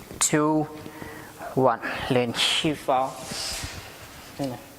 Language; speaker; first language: Vietnamese; non-native, learner; Hindi